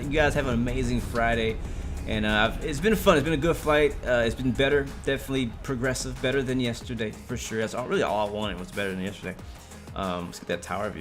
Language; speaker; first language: English; native; English